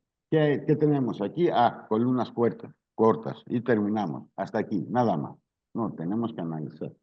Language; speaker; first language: Spanish; non-native, learner; Greek